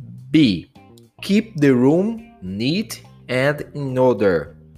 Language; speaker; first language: English; non-native, fluent; Portuguese